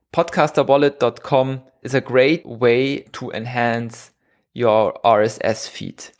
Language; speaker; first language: English; non-native, fluent; German